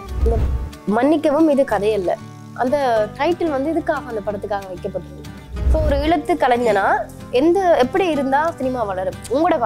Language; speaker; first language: Tamil; native; Tamil